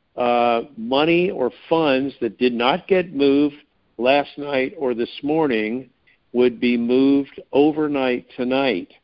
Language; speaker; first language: English; native; English